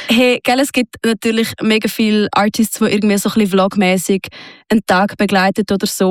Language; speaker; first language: German; native; German